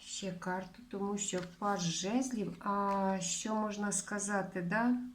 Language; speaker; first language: Ukrainian; non-native, local second language; Russian